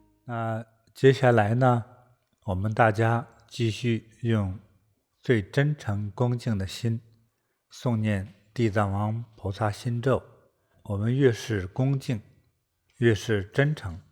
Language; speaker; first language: Chinese; native; Chinese